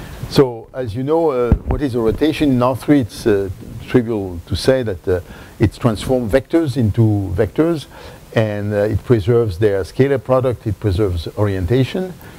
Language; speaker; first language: English; non-native, fluent; French